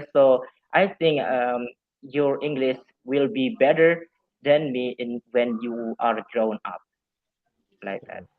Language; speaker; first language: English; non-native, fluent; Javanese